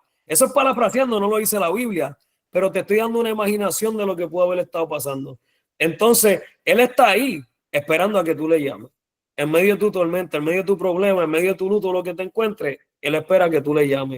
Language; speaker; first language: Spanish; native; Spanish